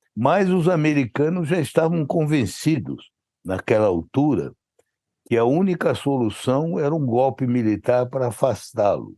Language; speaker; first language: Portuguese; native; Portuguese